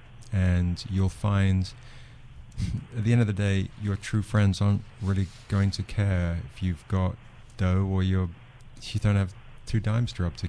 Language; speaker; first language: English; native; English